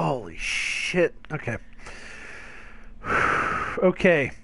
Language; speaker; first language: English; native; English